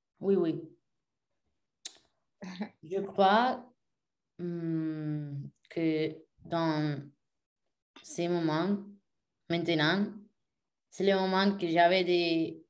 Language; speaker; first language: French; non-native, learner; Spanish